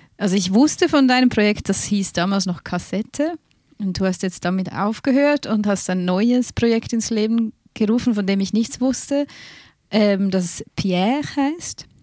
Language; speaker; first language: German; native; German